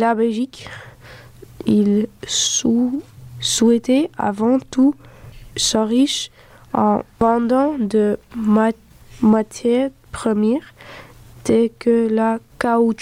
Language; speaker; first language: French; early bilingual, other home language; Dutch